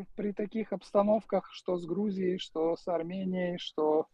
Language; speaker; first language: Russian; native; Russian